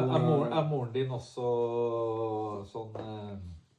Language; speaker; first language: Norwegian; native; Norwegian